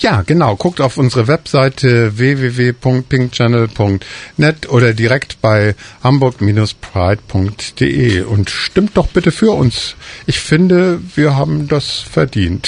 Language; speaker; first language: German; native; German